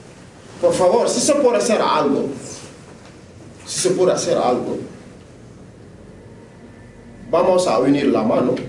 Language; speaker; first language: Spanish; non-native, learner; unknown